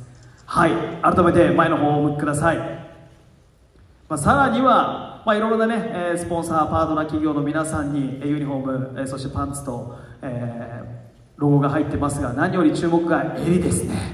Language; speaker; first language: Japanese; native; Japanese